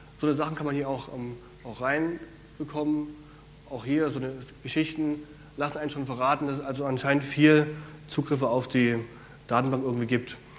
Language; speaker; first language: German; native; German